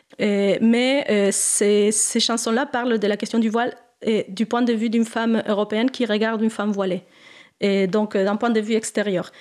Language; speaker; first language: French; non-native, fluent; Spanish